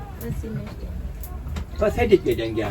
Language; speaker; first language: German; native; German